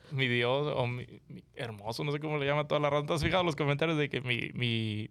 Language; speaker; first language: Spanish; native; Spanish